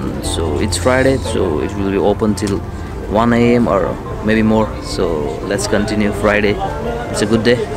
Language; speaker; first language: English; non-native, learner; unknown